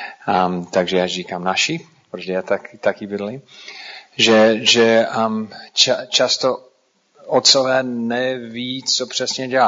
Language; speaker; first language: Czech; non-native, fluent; English